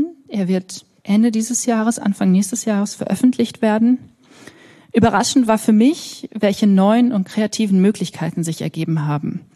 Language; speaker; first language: German; native; German